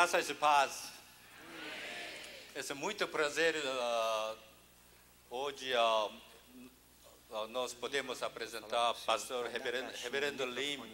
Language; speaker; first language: Portuguese; non-native, learner; Korean